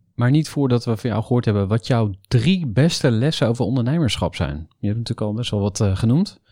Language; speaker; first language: Dutch; native; Dutch